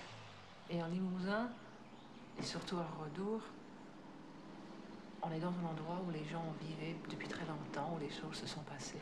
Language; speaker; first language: French; non-native, fluent; English